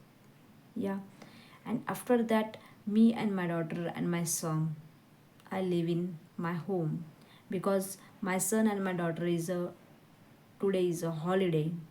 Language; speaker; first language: English; non-native, learner; Hindi